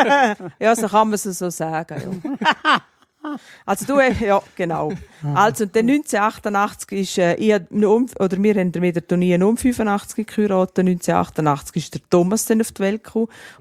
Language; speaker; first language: German; native; German